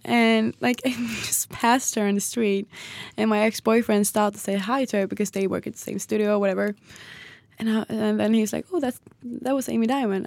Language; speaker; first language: English; non-native, fluent; Swedish